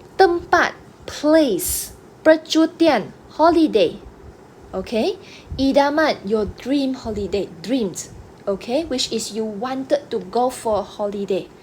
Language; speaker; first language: English; non-native, local second language; Malay